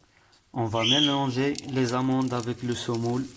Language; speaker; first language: French; non-native, learner; Arabic